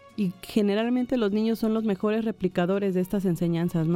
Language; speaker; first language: Spanish; native; Spanish